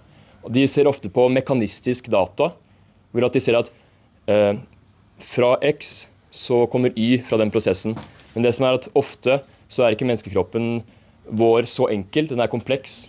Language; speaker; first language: Norwegian; native; Norwegian